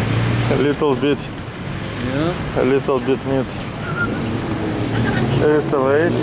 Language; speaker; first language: English; non-native, learner; Russian